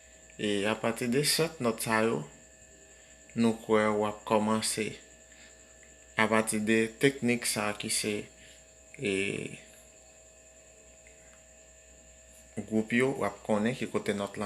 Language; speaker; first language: French; non-native, learner; Haitian Creole